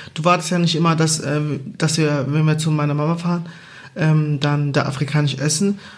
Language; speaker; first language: German; non-native, fluent; Portuguese